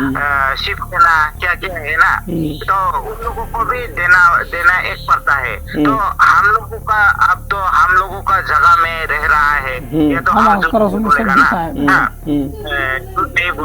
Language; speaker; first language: Hindi; non-native, local second language; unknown